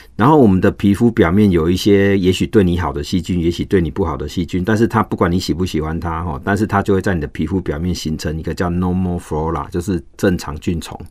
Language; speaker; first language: Chinese; native; Chinese